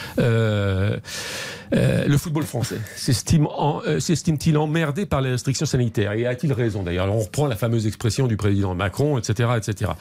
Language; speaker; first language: French; native; French